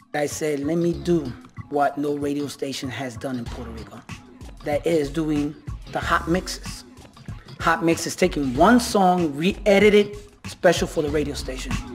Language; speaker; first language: English; early bilingual, other home language; Spanish